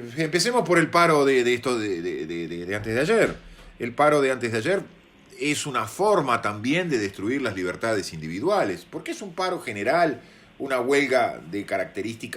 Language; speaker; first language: Spanish; native; Spanish